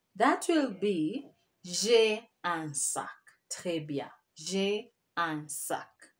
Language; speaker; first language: French; non-native, fluent; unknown